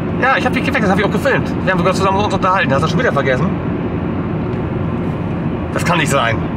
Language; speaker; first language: German; native; German